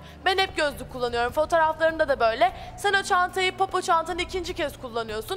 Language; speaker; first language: Turkish; native; Turkish